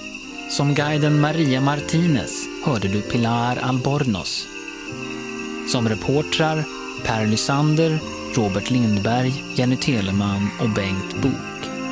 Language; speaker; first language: Swedish; native; Swedish